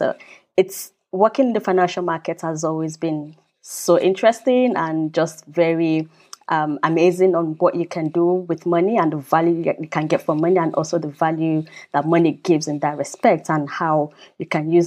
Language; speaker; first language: English; non-native, local second language; Yoruba